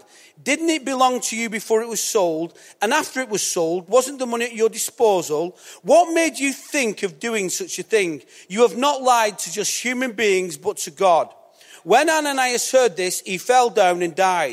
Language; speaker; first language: English; native; English